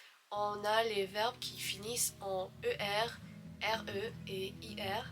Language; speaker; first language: French; non-native, fluent; English